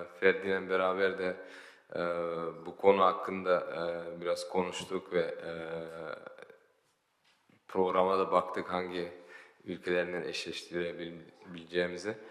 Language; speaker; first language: Turkish; early bilingual, heritage; Turkish